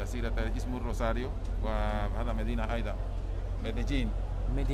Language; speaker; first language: Arabic; non-native, learner; Spanish